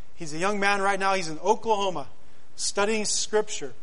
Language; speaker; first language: English; native; English